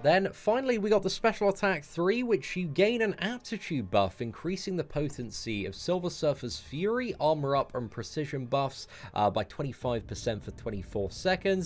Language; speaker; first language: English; native; English